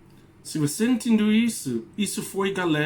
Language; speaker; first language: Portuguese; non-native, learner; English